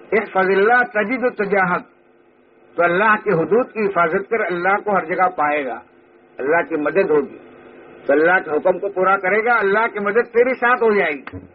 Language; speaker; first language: Urdu; native; Urdu